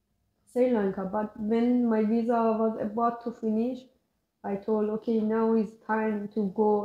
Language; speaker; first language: English; non-native, learner; Persian